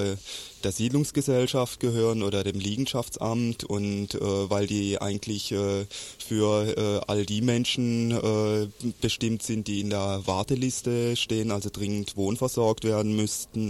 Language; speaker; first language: German; native; German